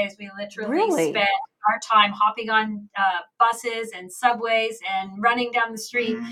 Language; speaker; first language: English; native; English